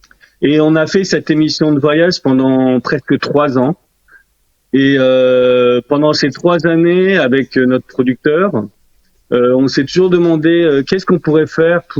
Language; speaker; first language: French; early bilingual, other home language; Korean